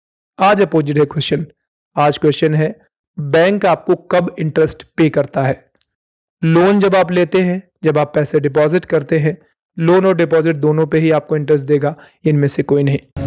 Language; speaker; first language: Hindi; native; Hindi